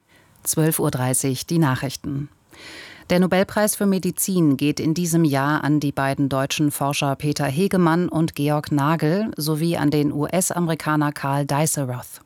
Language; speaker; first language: German; native; German